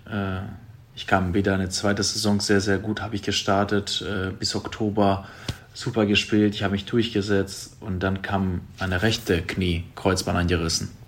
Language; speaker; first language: German; non-native, fluent; Greek